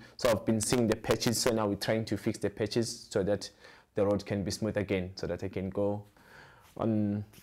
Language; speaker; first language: English; non-native, local second language; Zulu